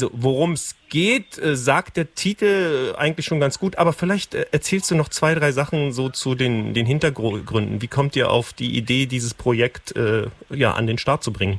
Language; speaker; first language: German; native; German